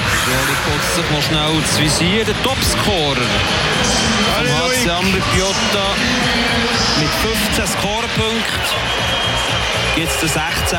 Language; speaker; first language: German; native; German